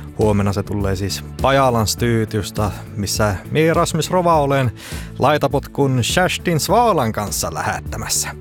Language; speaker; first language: Finnish; early bilingual, heritage; Finnish